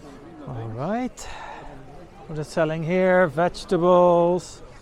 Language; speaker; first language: English; non-native, fluent; Dutch